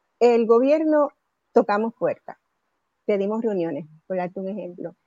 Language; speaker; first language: Spanish; native; Spanish